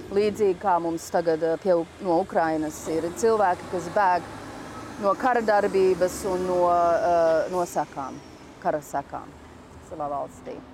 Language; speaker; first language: Latvian; early bilingual, heritage; Latvian